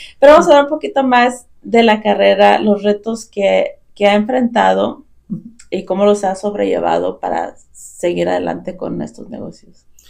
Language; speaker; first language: Spanish; early bilingual, heritage; Spanish